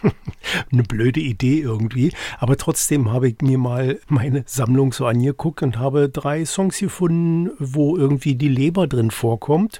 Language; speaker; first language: German; native; German